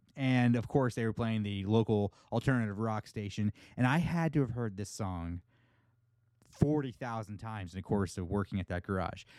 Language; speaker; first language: English; native; English